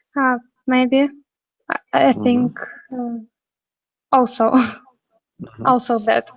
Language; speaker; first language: English; non-native, learner; Russian